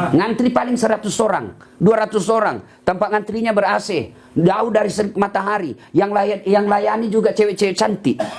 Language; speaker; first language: Indonesian; non-native, local second language; Buginese